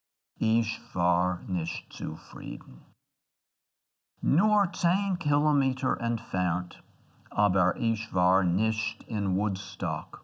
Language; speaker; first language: German; non-native, fluent; English